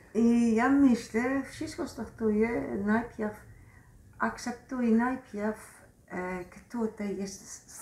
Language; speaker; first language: Polish; non-native, learner; Dutch